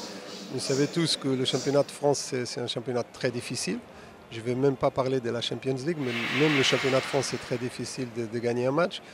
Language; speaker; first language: French; non-native, fluent; Portuguese